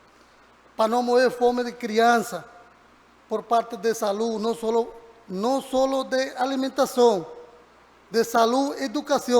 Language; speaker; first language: Portuguese; non-native, learner; Spanish